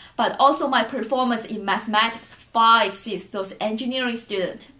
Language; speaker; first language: English; non-native, fluent; Chinese